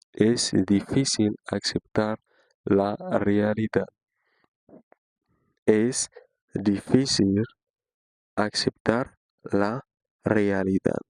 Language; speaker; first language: Spanish; non-native, fluent; Haitian Creole